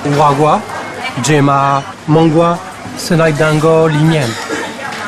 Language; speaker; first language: Chinese; non-native, learner; French